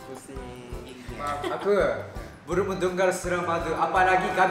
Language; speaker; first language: Indonesian; non-native, learner; Japanese